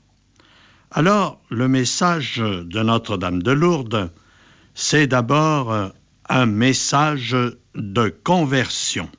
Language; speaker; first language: French; native; French